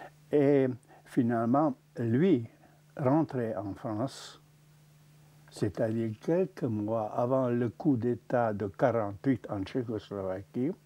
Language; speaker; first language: French; non-native, fluent; Czech